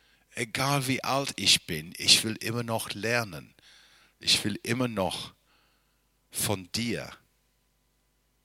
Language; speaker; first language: German; non-native, fluent; English